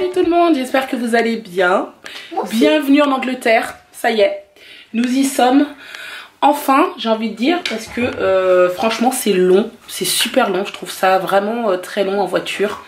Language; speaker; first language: French; native; French